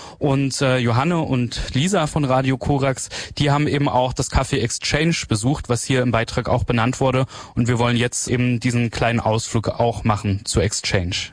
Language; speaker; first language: German; native; German